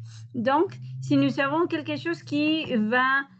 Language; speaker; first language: French; non-native, learner; Spanish